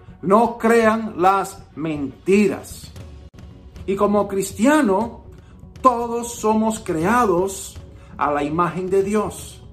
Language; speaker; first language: Spanish; early bilingual, heritage; Spanish